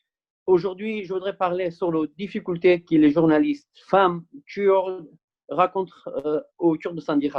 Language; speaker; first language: French; non-native, fluent; Kurdish